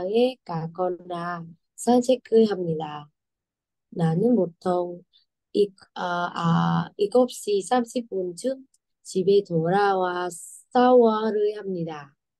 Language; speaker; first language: Korean; non-native, learner; Vietnamese